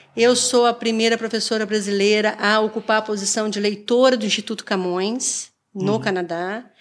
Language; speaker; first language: Portuguese; native; Portuguese